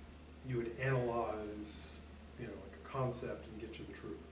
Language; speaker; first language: English; native; English